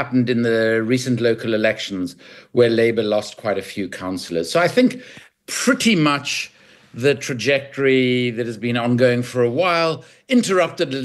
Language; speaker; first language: English; native; English